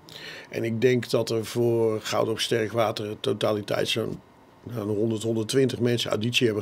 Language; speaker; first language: Dutch; native; Dutch